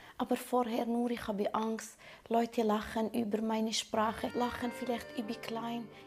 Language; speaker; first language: German; non-native, learner; Arabic